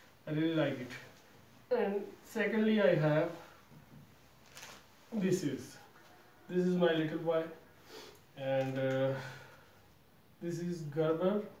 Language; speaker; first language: English; non-native, local second language; Urdu